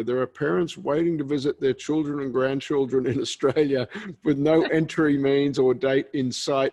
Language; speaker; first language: English; native; English